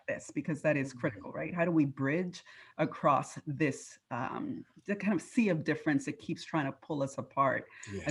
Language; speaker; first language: English; non-native, fluent; Spanish